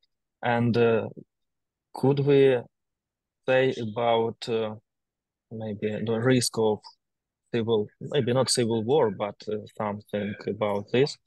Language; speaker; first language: English; non-native, learner; Ukrainian